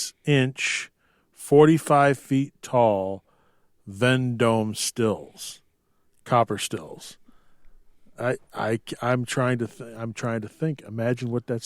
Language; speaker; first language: English; native; English